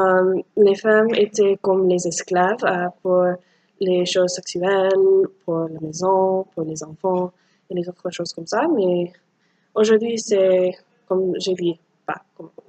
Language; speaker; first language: French; non-native, learner; English